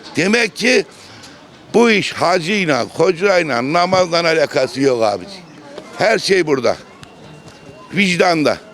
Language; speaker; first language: Turkish; native; Turkish